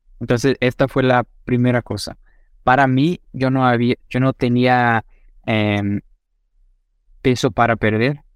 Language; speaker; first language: Spanish; non-native, fluent; Portuguese